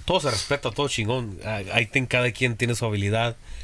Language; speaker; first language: Spanish; native; Spanish